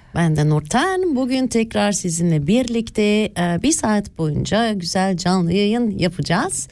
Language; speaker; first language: Turkish; early bilingual, other home language; Swiss German